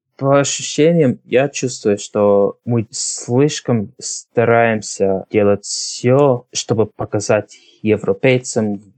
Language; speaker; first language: Russian; non-native, fluent; English